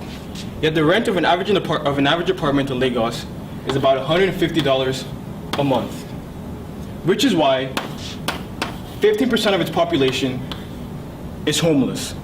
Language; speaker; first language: English; early bilingual, other home language; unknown